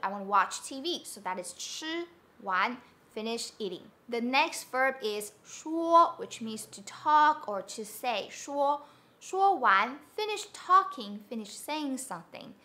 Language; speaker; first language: English; non-native, fluent; Chinese